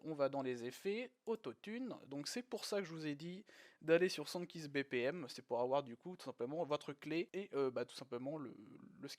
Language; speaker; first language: French; native; French